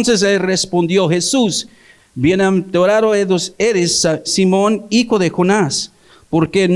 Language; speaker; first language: Spanish; early bilingual, heritage; English